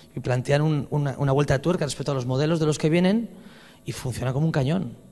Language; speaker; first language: Spanish; native; Spanish